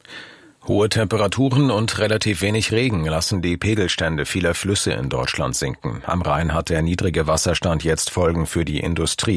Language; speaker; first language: German; native; German